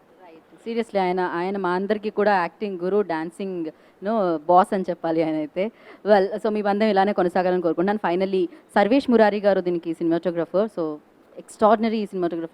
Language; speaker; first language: Telugu; native; Telugu